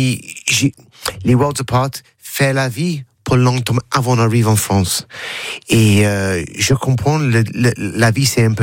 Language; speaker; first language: French; non-native, learner; English